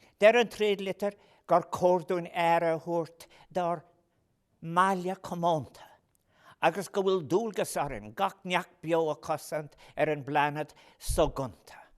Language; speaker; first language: Irish; non-native, local second language; English